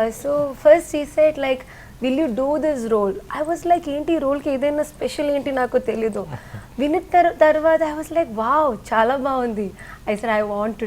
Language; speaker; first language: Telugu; non-native, learner; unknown